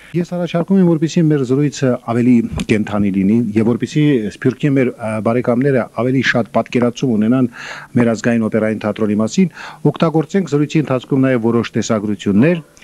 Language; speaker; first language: Armenian; native; Armenian